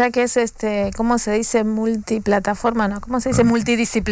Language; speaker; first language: Spanish; native; Spanish